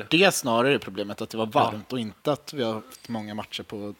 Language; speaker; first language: Swedish; native; Swedish